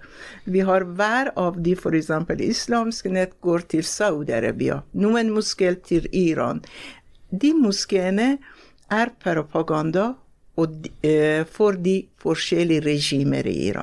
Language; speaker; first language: Norwegian; non-native, fluent; Persian